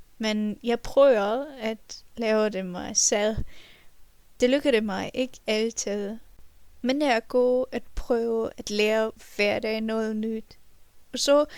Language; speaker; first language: Danish; non-native, learner; German